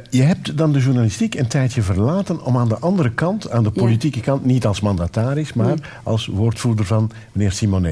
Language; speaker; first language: Dutch; native; Dutch